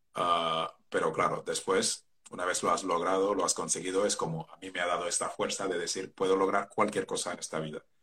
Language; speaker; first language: Spanish; non-native, fluent; Wolof